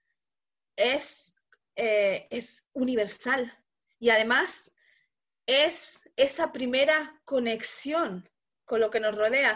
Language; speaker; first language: Spanish; native; Spanish